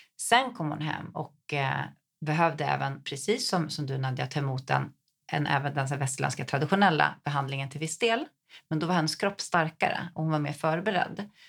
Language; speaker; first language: Swedish; native; Swedish